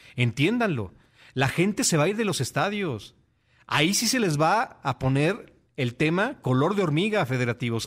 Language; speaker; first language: Spanish; native; Spanish